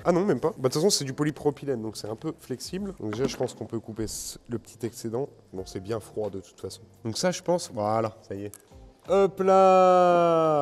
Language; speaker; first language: French; native; French